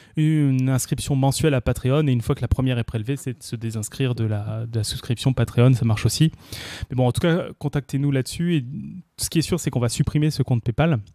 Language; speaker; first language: French; native; French